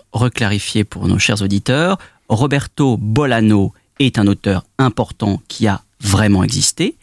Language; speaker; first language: French; native; French